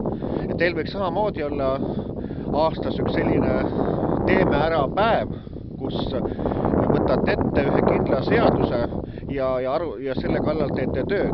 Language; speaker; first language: Estonian; native; Estonian